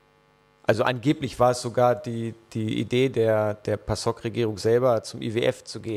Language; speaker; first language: German; native; German